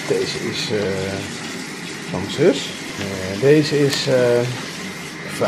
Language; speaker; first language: Dutch; native; Dutch